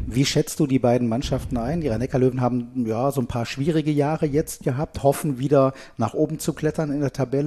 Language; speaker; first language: German; native; German